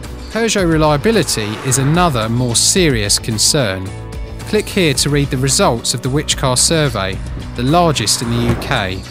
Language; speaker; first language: English; native; English